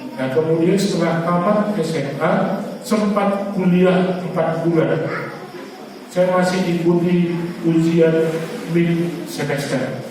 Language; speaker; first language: Indonesian; non-native, local second language; Batak Toba